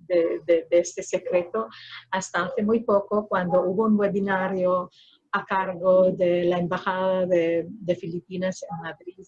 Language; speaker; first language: Spanish; non-native, fluent; Filipino